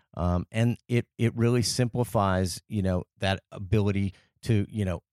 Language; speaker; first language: English; early bilingual, other home language; French